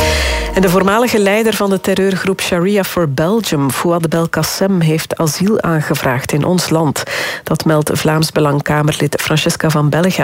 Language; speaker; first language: Dutch; native; Dutch